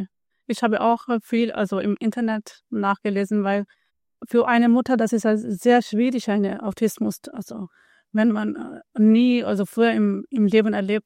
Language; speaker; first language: German; non-native, learner; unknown